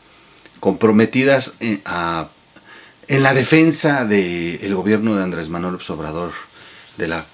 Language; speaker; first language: Spanish; native; Spanish